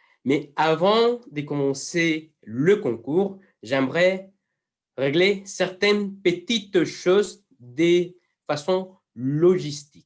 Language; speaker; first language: French; non-native, fluent; Spanish